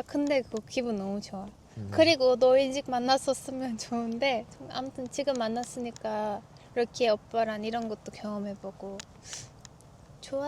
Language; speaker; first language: Korean; non-native, fluent; Turkish